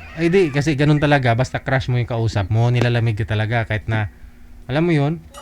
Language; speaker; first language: Filipino; non-native, local second language; Hiligaynon